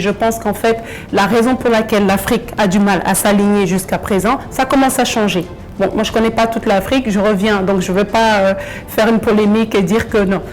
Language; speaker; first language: French; early bilingual, other home language; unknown